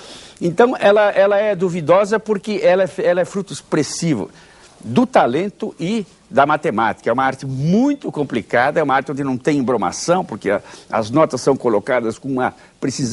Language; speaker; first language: Portuguese; native; Portuguese